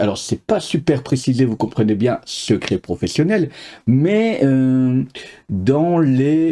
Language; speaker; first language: French; native; French